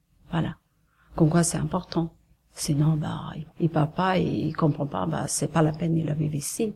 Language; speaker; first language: French; non-native, learner; Serbian